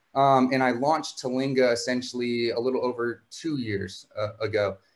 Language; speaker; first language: English; native; English